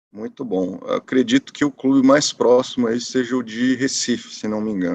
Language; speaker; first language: Portuguese; native; Portuguese